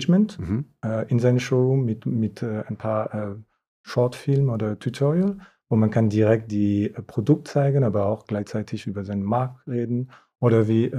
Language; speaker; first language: German; non-native, fluent; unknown